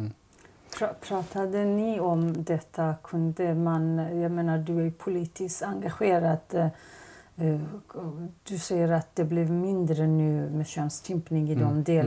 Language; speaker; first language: Swedish; non-native, fluent; Kurdish